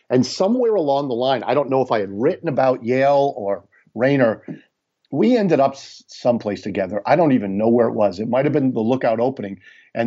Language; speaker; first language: English; native; English